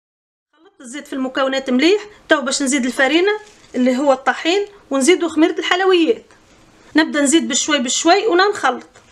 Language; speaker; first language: Arabic; native; Arabic